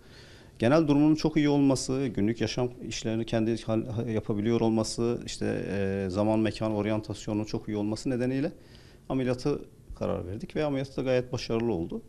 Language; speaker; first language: Turkish; native; Turkish